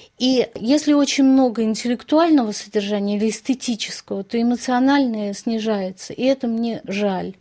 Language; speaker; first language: Russian; native; Russian